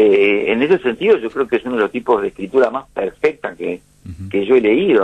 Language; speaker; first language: Spanish; native; Spanish